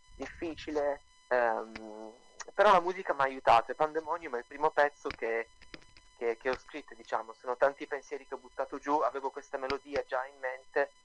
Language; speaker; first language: Italian; native; Italian